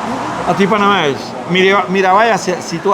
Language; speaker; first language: Russian; non-native, learner; Spanish